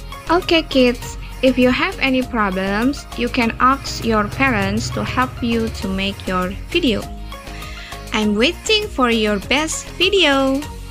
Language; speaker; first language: English; non-native, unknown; Indonesian